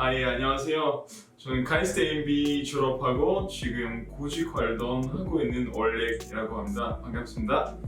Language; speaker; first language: Korean; non-native, fluent; Russian